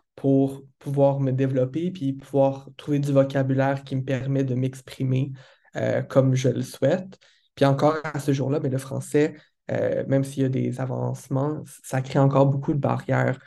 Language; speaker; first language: French; native; French